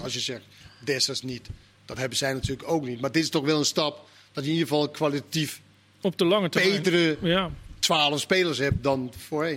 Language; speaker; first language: Dutch; non-native, fluent; Danish